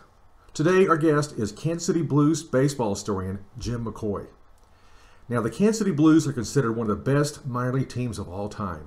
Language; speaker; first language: English; native; English